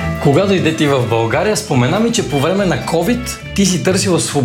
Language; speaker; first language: Bulgarian; native; Bulgarian